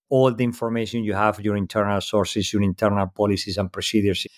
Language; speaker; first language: English; non-native, fluent; Spanish